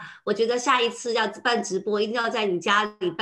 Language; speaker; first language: Chinese; native; Chinese